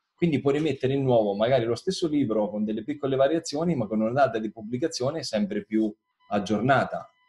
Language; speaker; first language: Italian; native; Italian